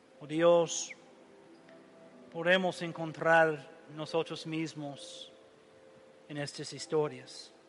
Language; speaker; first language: Spanish; non-native, learner; English